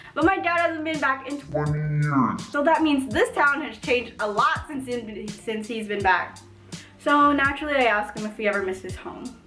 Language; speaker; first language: English; native; English